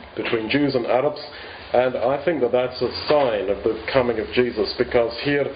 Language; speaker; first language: English; native; English